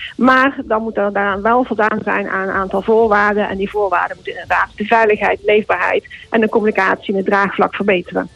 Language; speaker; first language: Dutch; native; Dutch